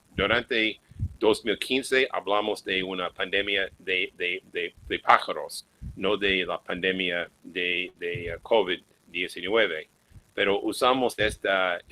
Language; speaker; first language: Spanish; non-native, fluent; English